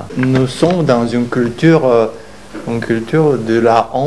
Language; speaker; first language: French; non-native, fluent; Romanian